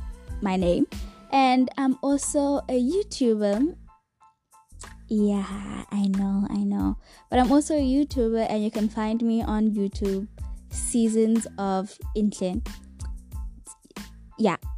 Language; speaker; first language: English; non-native, local second language; Xhosa